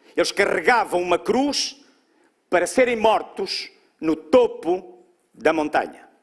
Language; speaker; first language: Portuguese; native; Portuguese